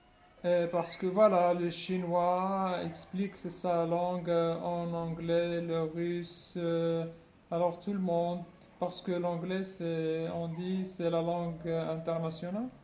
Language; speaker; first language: French; non-native, local second language; Arabic